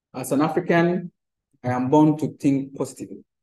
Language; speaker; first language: English; non-native, local second language; Akan